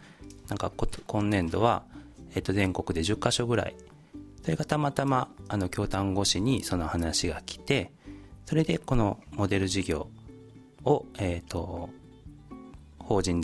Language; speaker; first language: Japanese; native; Japanese